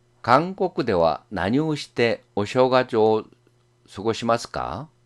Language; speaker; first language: Japanese; non-native, fluent; Korean